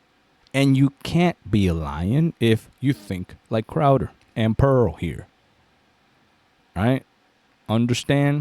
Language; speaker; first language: English; native; English